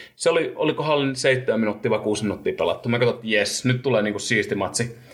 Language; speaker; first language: Finnish; native; Finnish